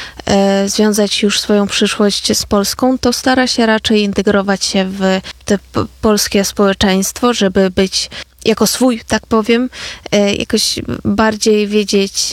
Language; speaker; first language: Polish; non-native, fluent; Ukrainian